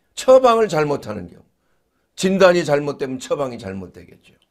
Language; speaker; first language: Korean; native; Korean